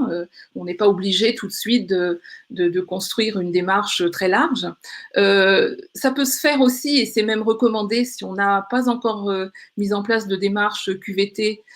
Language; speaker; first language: French; native; French